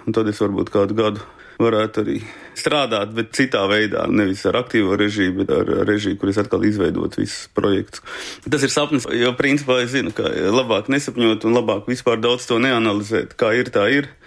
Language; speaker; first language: Latvian; native; Latvian